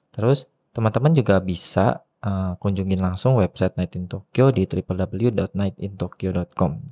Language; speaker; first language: Indonesian; native; Indonesian